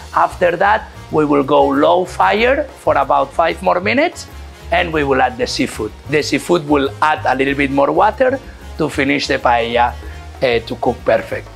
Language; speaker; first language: English; non-native, fluent; Catalan